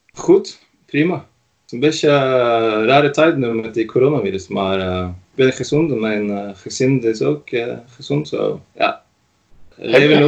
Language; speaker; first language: Dutch; non-native, fluent; Norwegian